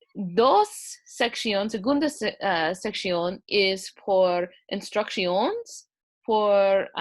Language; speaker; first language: Spanish; non-native, learner; English